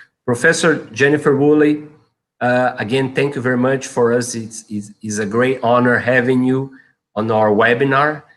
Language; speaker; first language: English; non-native, fluent; Portuguese